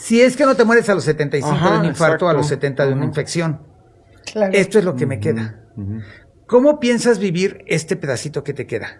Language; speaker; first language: Spanish; native; Spanish